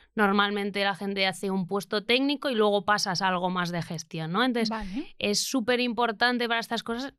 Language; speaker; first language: Spanish; native; Spanish